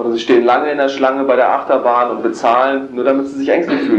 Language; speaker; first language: German; native; German